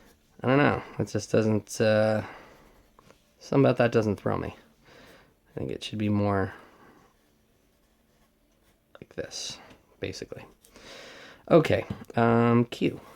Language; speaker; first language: English; native; English